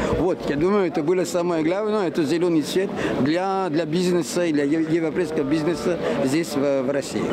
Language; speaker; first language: Russian; non-native, fluent; French